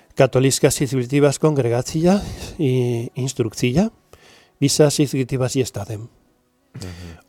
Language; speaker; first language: Latvian; non-native, learner; Spanish